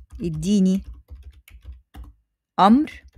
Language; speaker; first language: Arabic; native; Arabic